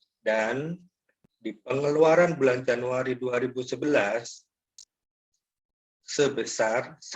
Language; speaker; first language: Indonesian; native; Indonesian